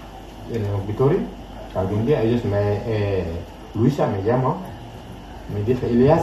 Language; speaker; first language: Spanish; non-native, learner; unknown